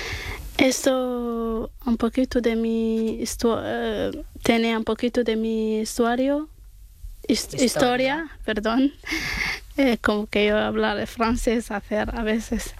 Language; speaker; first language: Spanish; non-native, learner; Arabic